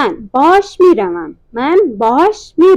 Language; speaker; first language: Persian; non-native, fluent; Urdu